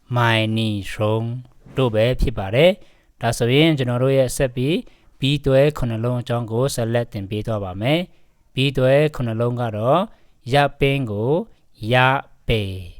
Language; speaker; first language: Burmese; non-native, local second language; Pa'o Karen